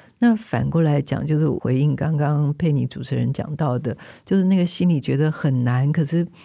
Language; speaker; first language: Chinese; native; Chinese